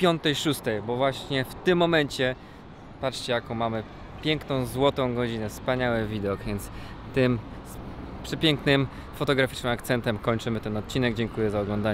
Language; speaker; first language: Polish; native; Polish